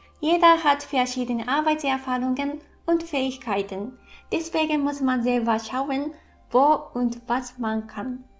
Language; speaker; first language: German; non-native, fluent; Japanese